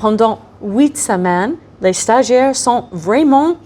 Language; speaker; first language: French; non-native, fluent; English